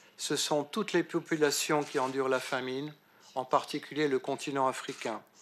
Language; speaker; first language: French; native; French